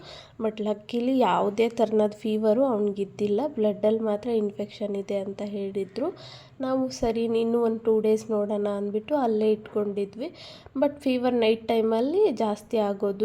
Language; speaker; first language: Kannada; native; Kannada